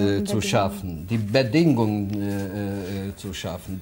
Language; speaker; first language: German; non-native, fluent; Hungarian